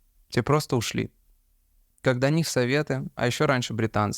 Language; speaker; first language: Russian; native; Russian